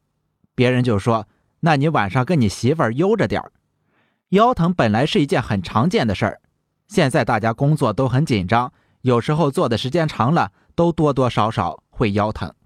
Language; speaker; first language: Chinese; native; Chinese